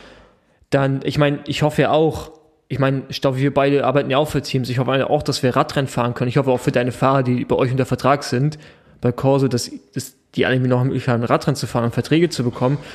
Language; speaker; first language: German; native; German